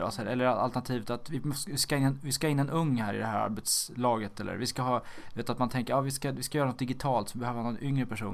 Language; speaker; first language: Swedish; native; Swedish